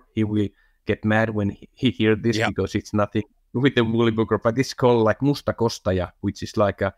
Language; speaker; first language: English; non-native, fluent; Finnish